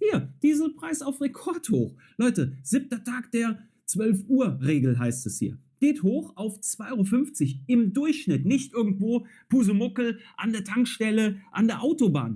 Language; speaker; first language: German; native; German